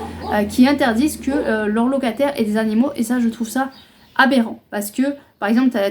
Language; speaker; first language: French; native; French